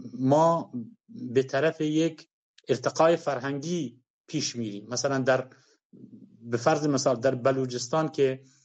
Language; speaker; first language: Persian; non-native, local second language; Kurdish